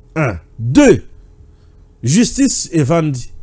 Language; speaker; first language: French; non-native, local second language; Luba-Lulua